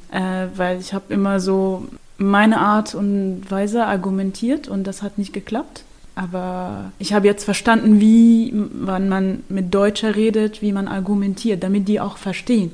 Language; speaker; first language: German; non-native, fluent; Arabic